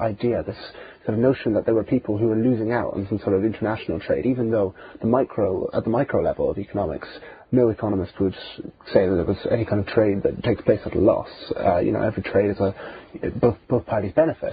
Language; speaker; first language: English; native; English